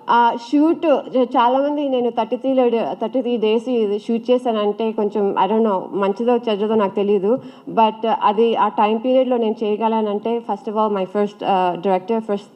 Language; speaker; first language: Telugu; early bilingual, heritage; Telugu